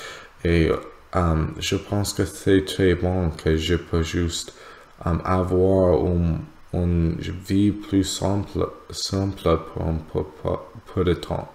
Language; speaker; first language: French; non-native, learner; English